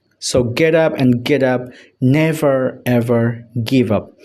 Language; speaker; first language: English; non-native, local second language; Bangla